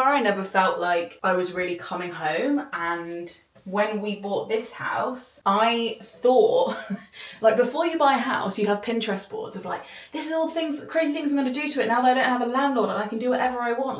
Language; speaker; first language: English; native; English